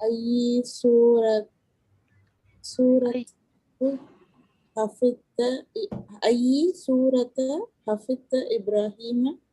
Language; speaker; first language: Arabic; non-native, learner; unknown